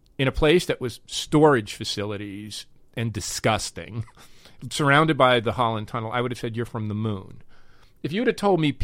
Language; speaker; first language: English; native; English